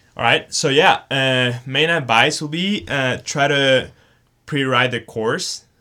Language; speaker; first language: English; non-native, fluent; Spanish